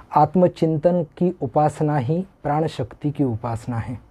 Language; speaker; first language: Hindi; non-native, local second language; Marathi